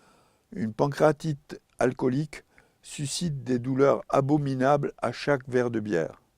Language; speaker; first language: French; native; French